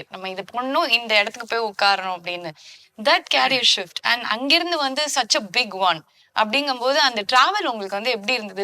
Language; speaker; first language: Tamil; native; Tamil